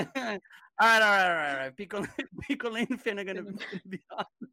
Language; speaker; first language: English; native; English